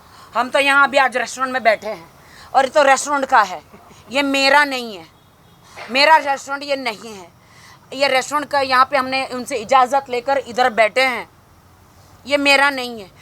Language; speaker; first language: Hindi; native; Hindi